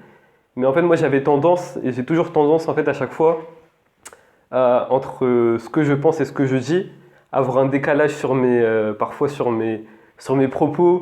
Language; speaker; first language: French; native; French